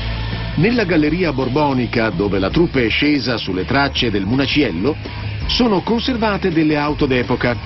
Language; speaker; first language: Italian; native; Italian